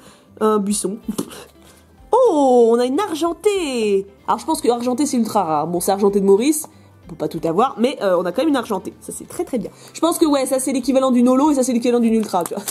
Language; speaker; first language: French; native; French